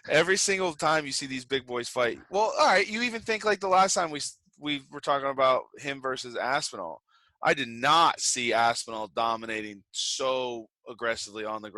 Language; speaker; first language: English; native; English